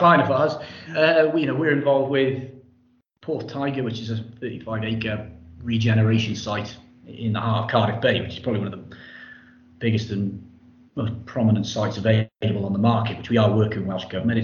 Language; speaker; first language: English; native; English